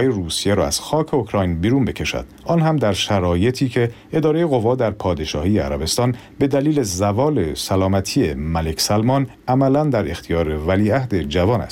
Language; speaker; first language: Persian; native; Persian